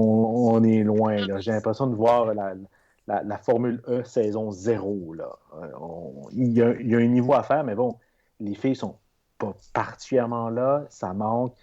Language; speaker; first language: French; native; French